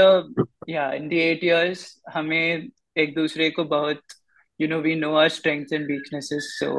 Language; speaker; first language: Hindi; non-native, local second language; Malayalam